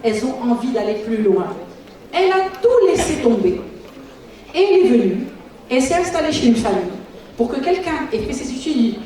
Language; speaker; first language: French; non-native, local second language; Arabic